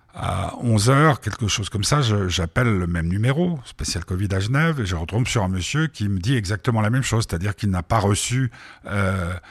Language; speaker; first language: French; native; French